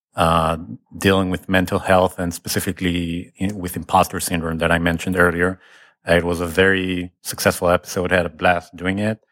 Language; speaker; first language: English; non-native, fluent; Hebrew